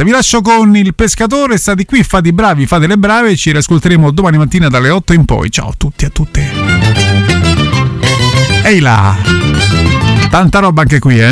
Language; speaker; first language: Italian; native; Italian